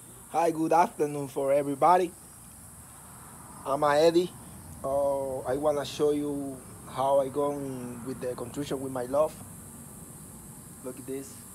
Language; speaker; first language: English; non-native, learner; Spanish